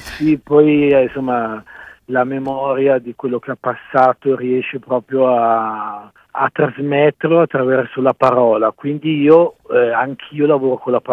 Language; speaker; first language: Italian; native; Italian